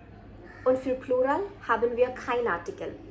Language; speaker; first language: German; non-native, fluent; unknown